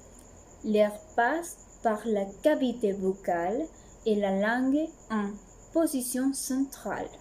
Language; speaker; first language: French; non-native, learner; Spanish